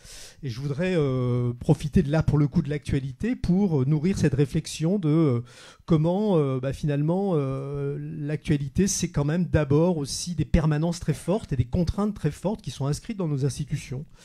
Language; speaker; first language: French; native; French